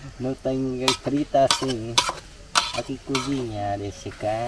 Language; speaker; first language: Portuguese; non-native, learner; Vietnamese